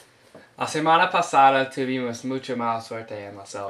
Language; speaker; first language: Spanish; non-native, learner; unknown